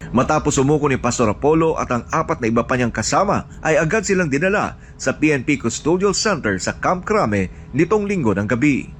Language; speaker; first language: Filipino; native; Filipino